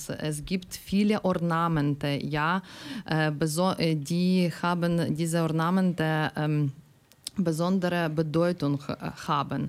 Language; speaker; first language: German; non-native, learner; Ukrainian